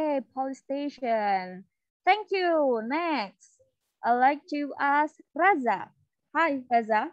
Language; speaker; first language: English; non-native, fluent; Indonesian